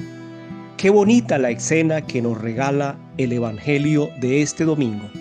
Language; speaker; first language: Spanish; native; Spanish